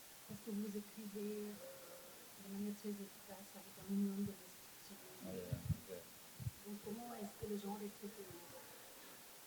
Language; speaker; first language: French; non-native, fluent; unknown